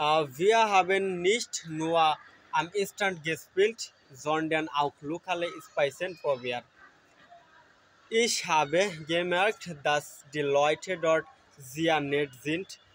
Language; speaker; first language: German; non-native, learner; Bangla